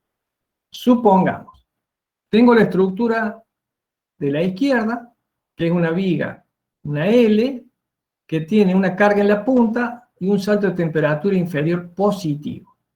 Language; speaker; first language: Spanish; native; Spanish